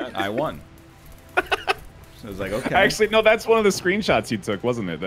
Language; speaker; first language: English; native; English